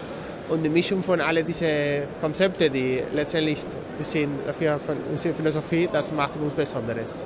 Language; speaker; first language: German; non-native, fluent; Spanish